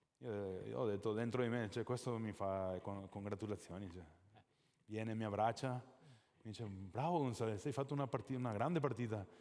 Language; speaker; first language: Italian; non-native, fluent; Spanish